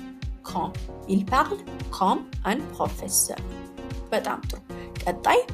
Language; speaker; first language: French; non-native, fluent; Amharic